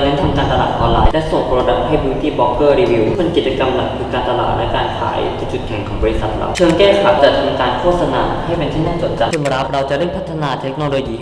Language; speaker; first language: Thai; native; Thai